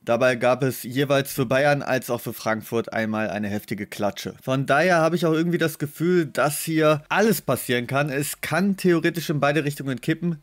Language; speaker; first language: German; native; German